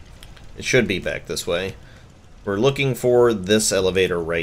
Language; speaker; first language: English; native; English